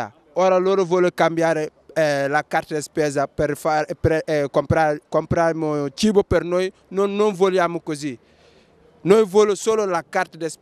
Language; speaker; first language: Italian; non-native, learner; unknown